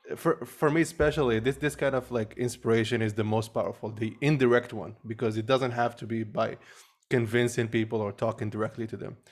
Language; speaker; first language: English; early bilingual, other home language; Arabic